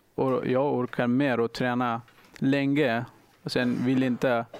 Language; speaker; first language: Swedish; non-native, fluent; Persian